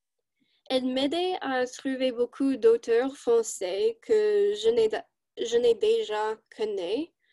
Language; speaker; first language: French; non-native, learner; English